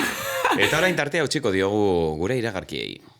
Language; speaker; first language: Basque; native; Basque